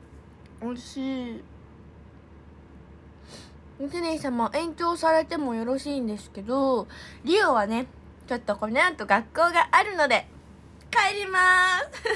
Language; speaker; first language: Japanese; native; Japanese